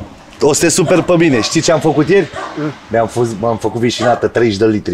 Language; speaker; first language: Romanian; native; Romanian